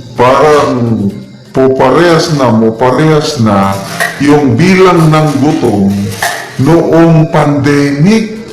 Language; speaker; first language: Filipino; non-native, local second language; Cebuano